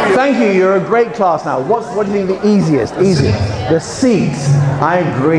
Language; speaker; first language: English; native; English